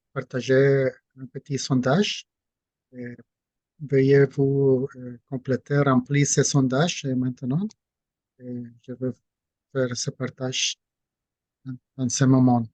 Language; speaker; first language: French; non-native, fluent; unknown